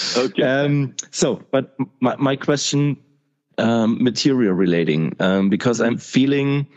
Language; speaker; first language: English; non-native, fluent; German